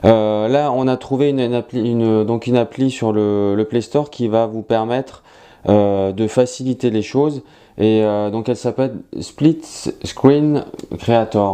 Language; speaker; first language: French; native; French